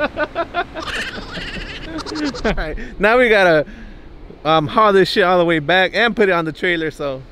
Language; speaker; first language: English; early bilingual, other home language; Spanish